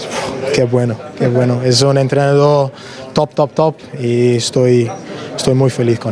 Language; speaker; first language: Spanish; non-native, learner; English